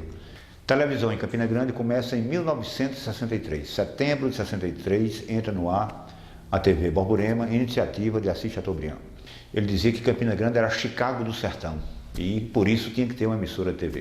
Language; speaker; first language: Portuguese; native; Portuguese